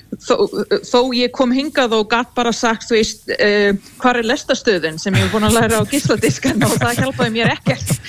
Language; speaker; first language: Icelandic; non-native, fluent; English